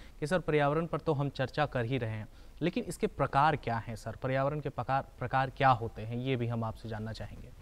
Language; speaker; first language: Hindi; native; Hindi